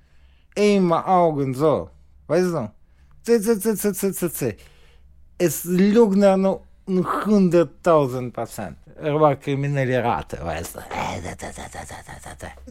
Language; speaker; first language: German; non-native, learner; Russian